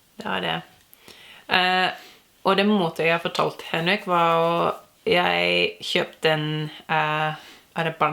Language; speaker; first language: Norwegian; non-native, learner; English